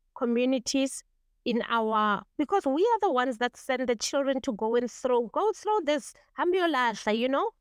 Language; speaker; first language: English; non-native, local second language; Tswana